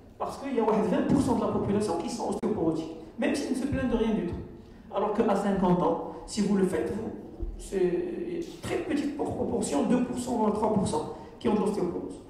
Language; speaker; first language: French; non-native, local second language; Arabic